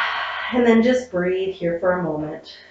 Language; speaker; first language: English; native; English